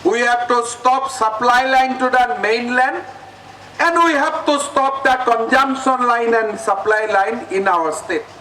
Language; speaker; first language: English; non-native, local second language; Assamese